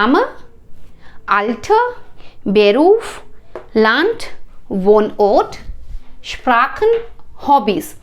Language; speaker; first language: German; non-native, fluent; Hindi